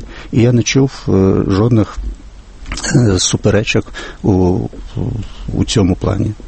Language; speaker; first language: Ukrainian; non-native, fluent; Lithuanian